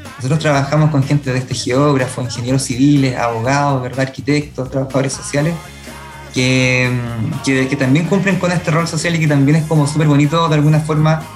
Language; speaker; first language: Spanish; native; Spanish